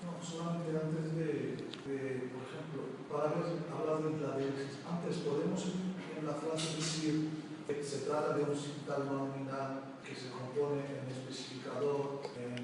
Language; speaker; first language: Spanish; non-native, fluent; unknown